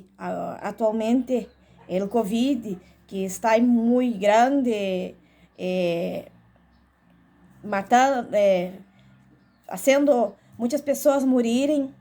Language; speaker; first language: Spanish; non-native, learner; Portuguese